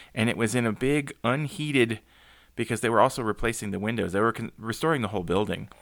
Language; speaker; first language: English; native; English